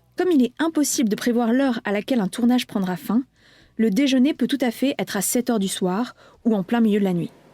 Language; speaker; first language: French; native; French